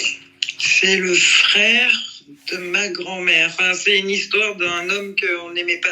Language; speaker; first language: French; native; French